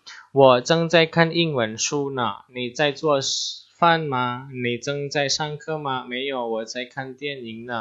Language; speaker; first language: Chinese; non-native, fluent; Indonesian